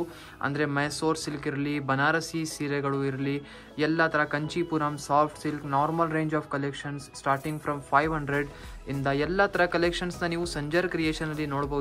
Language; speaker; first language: Kannada; native; Kannada